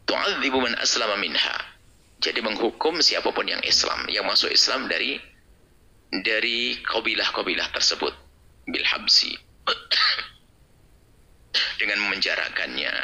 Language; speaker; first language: Indonesian; native; Indonesian